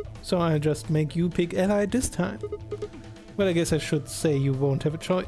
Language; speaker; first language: English; non-native, fluent; German